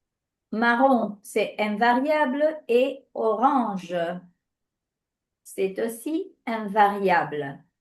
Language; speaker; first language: French; non-native, fluent; Spanish